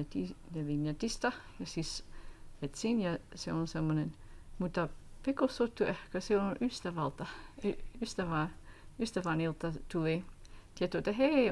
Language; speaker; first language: Finnish; non-native, learner; English